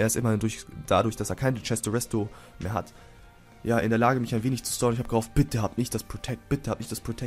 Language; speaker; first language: German; native; German